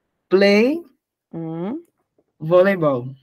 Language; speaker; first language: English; non-native, learner; Portuguese